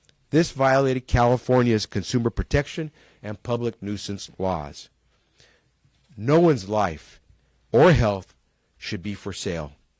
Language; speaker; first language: English; early bilingual, other home language; Spanish